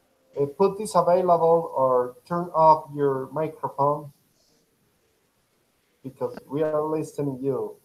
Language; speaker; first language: English; non-native, fluent; Spanish